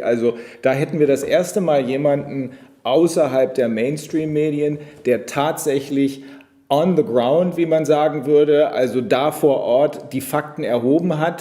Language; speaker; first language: German; native; German